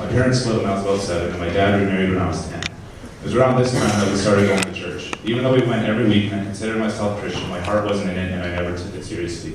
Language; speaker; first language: English; native; English